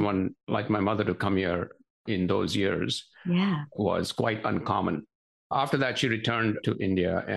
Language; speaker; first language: English; non-native, local second language; Gujarati